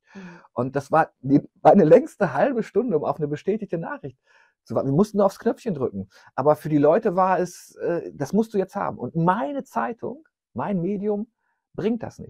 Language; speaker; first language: German; native; German